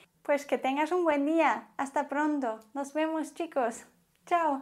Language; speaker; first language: Spanish; non-native, fluent; German